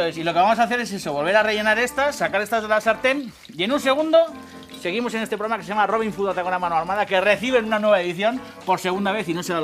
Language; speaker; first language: Spanish; native; Spanish